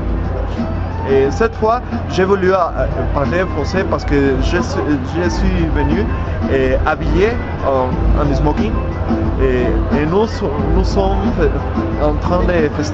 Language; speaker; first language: French; non-native, learner; Spanish